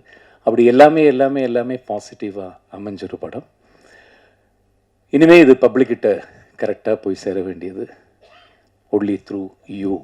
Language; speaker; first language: Tamil; non-native, local second language; Malayalam